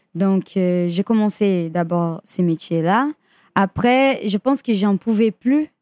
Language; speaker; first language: French; non-native, fluent; Portuguese